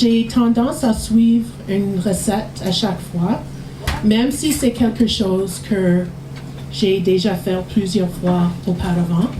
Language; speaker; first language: French; non-native, learner; English